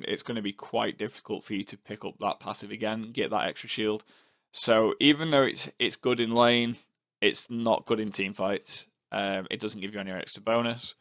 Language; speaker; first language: English; native; English